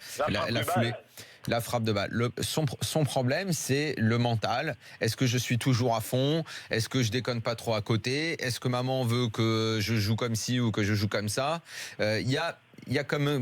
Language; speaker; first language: French; native; French